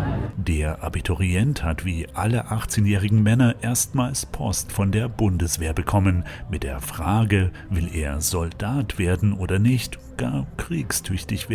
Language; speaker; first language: German; native; German